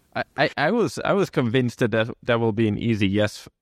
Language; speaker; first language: English; non-native, fluent; German